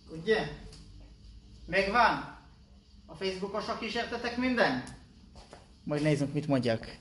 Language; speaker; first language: Hungarian; non-native, learner; Hebrew